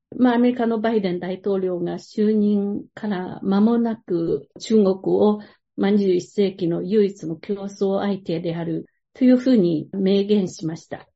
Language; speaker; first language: Japanese; non-native, fluent; Chinese